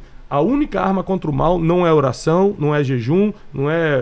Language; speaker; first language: Portuguese; native; Portuguese